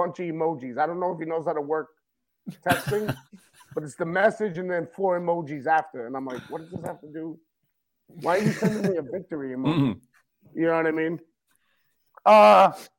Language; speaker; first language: English; native; English